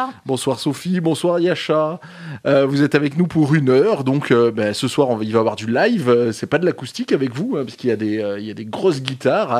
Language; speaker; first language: French; native; French